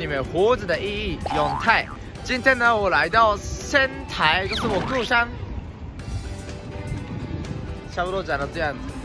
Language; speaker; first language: Chinese; non-native, fluent; Japanese